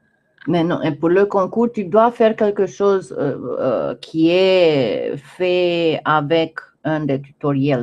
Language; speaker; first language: French; non-native, fluent; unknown